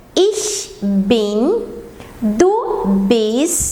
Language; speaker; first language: German; non-native, fluent; Portuguese